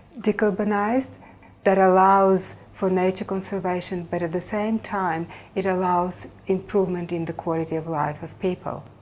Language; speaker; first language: English; non-native, fluent; Bulgarian